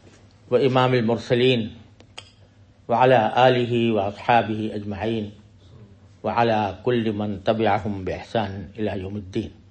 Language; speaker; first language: Arabic; non-native, fluent; Urdu